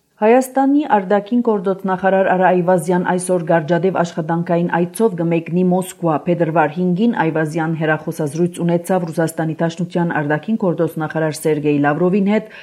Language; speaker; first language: Armenian; early bilingual, heritage; Armenian